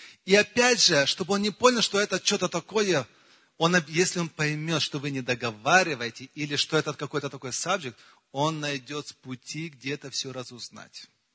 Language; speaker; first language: Russian; native; Russian